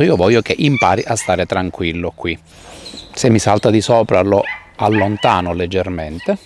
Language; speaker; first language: Italian; native; Italian